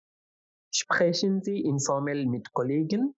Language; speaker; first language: German; non-native, fluent; Bangla